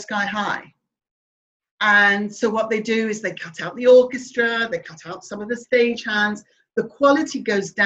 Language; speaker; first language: English; native; English